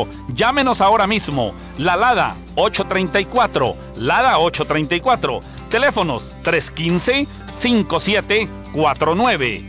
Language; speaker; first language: Spanish; native; Spanish